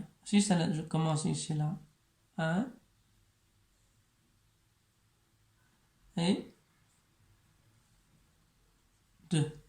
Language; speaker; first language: French; non-native, learner; Chinese